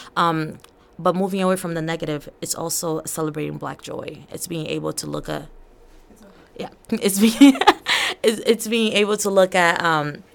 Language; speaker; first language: English; early bilingual, other home language; Portuguese